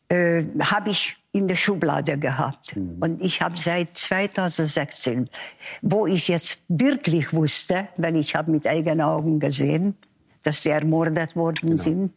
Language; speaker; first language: German; non-native, fluent; Hungarian